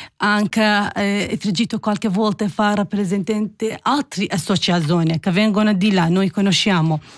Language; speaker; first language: Italian; non-native, learner; Kurdish